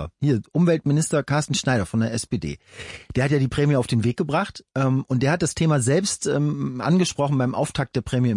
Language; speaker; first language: German; native; German